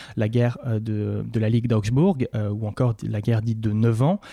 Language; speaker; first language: French; native; French